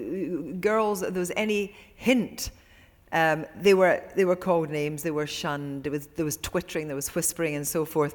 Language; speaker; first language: English; native; English